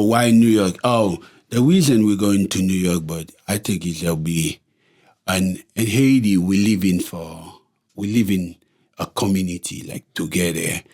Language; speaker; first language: English; non-native, local second language; Haitian Creole